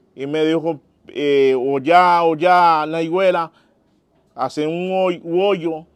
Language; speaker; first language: Spanish; non-native, fluent; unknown